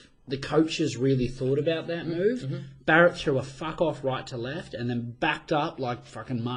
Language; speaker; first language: English; native; English